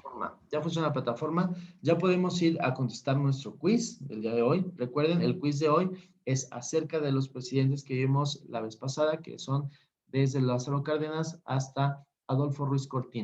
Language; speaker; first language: Spanish; native; Spanish